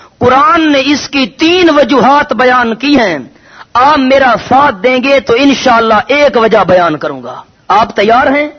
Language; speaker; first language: Urdu; non-native, local second language; Punjabi